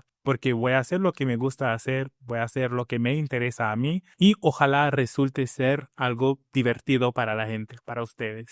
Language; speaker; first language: Spanish; non-native, fluent; English